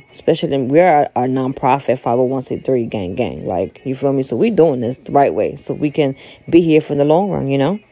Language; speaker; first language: English; early bilingual, other home language; Spanish